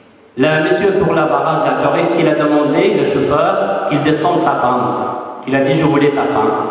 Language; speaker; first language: French; non-native, fluent; Arabic